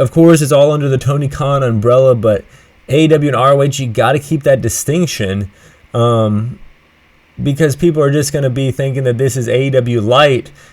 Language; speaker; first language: English; native; English